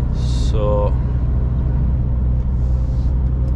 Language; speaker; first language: English; non-native, learner; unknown